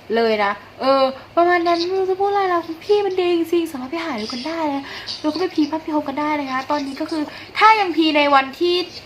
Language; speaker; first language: Thai; native; Thai